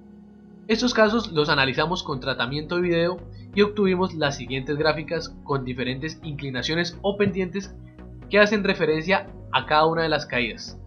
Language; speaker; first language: Spanish; native; Spanish